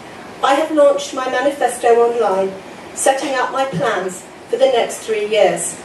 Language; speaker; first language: English; native; English